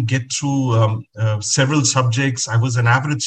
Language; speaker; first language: English; non-native, local second language; Hindi